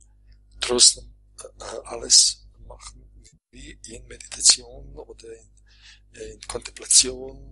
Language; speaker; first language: German; non-native, fluent; Croatian